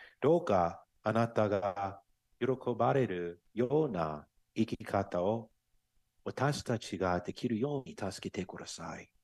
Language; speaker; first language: Japanese; non-native, fluent; English